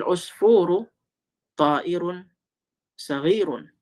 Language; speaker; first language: Arabic; non-native, fluent; Filipino